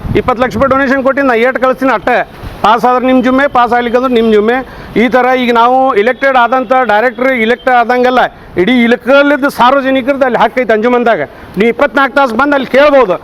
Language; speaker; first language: Kannada; non-native, local second language; Urdu